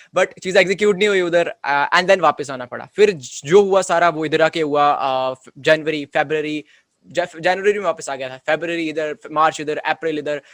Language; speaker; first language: Hindi; native; Hindi